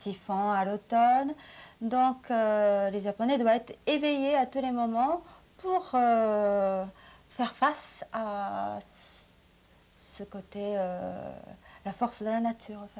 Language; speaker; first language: French; non-native, fluent; Japanese